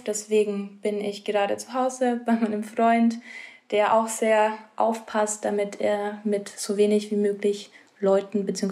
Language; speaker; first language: German; native; German